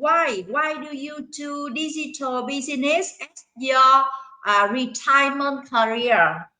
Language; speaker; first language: English; non-native, learner; Vietnamese